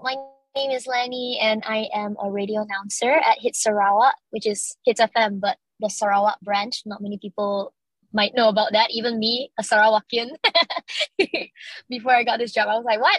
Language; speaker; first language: English; non-native, local second language; Chinese